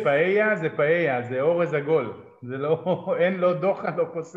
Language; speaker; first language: Hebrew; native; Hebrew